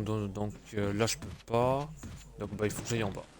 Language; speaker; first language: French; native; French